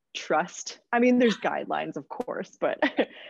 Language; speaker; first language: English; native; English